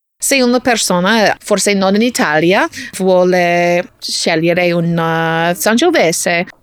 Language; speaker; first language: Italian; non-native, learner; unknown